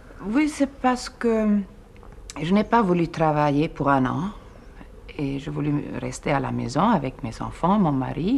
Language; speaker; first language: French; non-native, fluent; Swedish